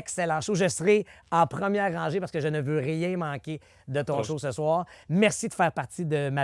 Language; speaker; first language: French; native; French